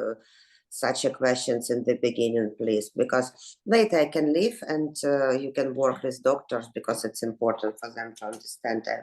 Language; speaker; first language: English; non-native, fluent; Ukrainian